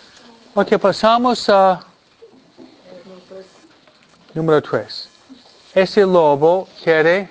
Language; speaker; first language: Spanish; non-native, fluent; English